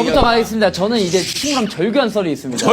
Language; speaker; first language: Korean; native; Korean